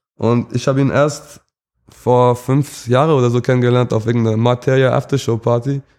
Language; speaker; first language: German; early bilingual, other home language; English